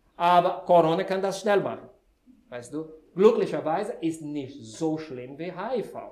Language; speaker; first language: German; non-native, fluent; Portuguese